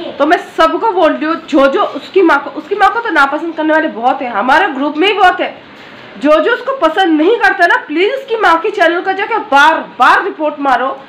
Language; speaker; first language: Hindi; non-native, local second language; Bangla